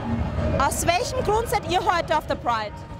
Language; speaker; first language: German; native; German